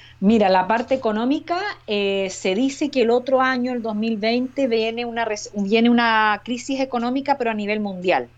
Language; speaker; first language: Spanish; native; Spanish